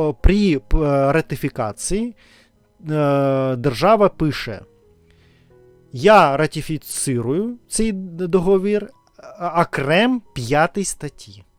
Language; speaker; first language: Ukrainian; non-native, learner; Russian